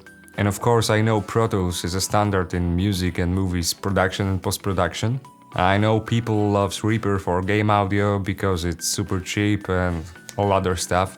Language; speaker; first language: English; non-native, fluent; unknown